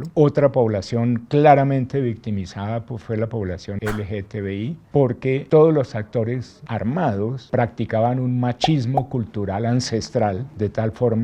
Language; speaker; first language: Spanish; native; Spanish